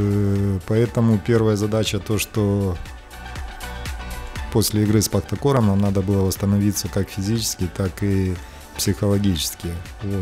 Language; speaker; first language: Russian; native; Russian